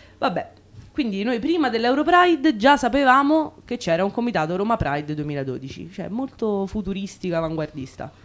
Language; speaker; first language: Italian; native; Italian